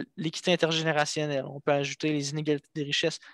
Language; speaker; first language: French; native; French